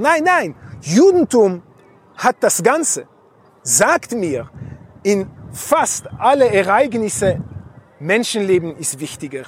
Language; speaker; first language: German; non-native, fluent; Hebrew